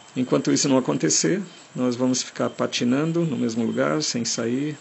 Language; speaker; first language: Portuguese; non-native, fluent; German